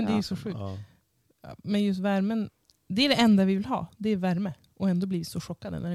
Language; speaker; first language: Swedish; native; Swedish